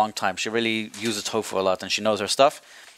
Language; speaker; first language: English; native; English